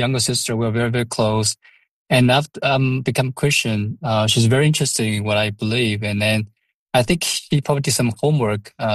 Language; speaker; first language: English; non-native, fluent; Chinese